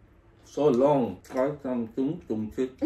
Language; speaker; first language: Vietnamese; non-native, learner; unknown